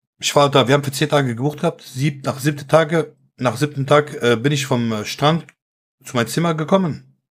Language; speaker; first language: German; early bilingual, other home language; Kurdish